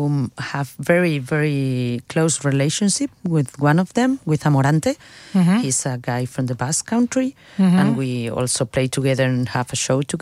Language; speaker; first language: English; non-native, fluent; Spanish